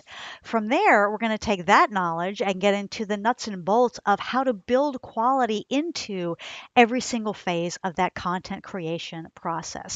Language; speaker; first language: English; native; English